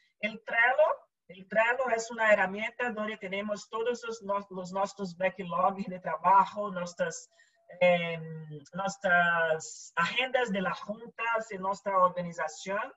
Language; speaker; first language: Spanish; non-native, local second language; Portuguese